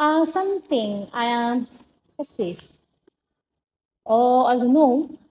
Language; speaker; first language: English; non-native, local second language; Filipino